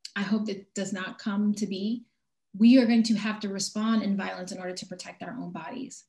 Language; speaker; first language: English; native; English